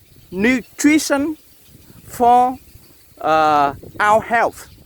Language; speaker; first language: English; non-native, learner; Vietnamese